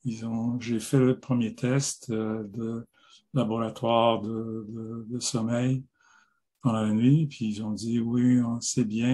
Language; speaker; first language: French; non-native, local second language; English